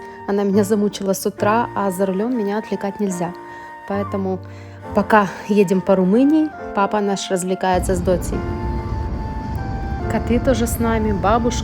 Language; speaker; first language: Russian; native; Russian